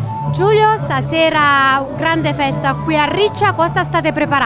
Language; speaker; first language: Italian; native; Italian